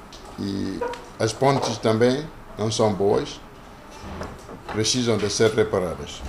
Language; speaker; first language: Portuguese; non-native, local second language; Kongo